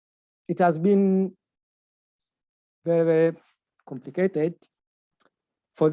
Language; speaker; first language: English; non-native, local second language; Swahili